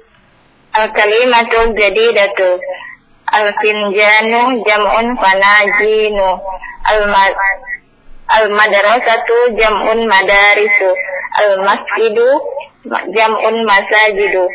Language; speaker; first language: Arabic; non-native, learner; Indonesian